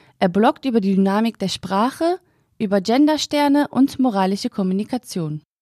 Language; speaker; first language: German; early bilingual, other home language; Turkish